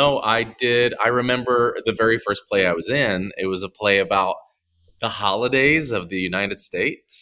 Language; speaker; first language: English; native; English